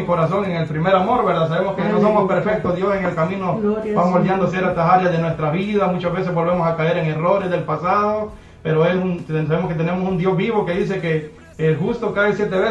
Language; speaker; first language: Spanish; native; Spanish